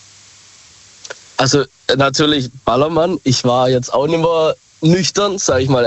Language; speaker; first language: German; native; German